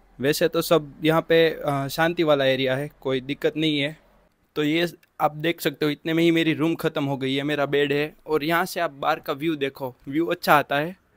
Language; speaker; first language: Hindi; non-native, local second language; Gujarati